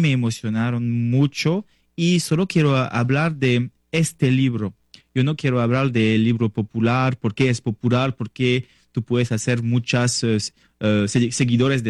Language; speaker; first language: Spanish; non-native, learner; French